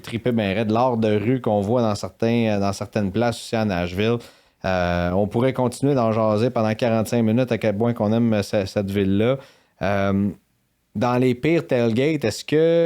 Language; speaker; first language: French; native; French